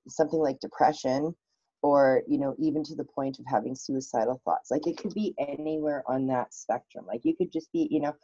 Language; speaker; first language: English; native; English